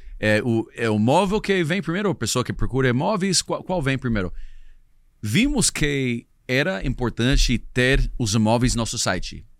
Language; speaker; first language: Portuguese; non-native, fluent; English